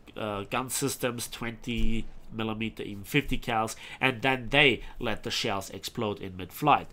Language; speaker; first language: English; non-native, fluent; German